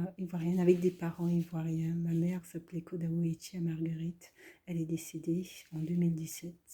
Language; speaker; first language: French; early bilingual, other home language; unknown